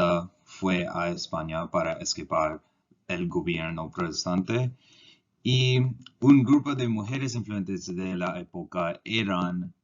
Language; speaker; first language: Spanish; non-native, learner; English